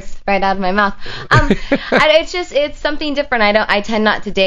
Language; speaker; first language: English; native; English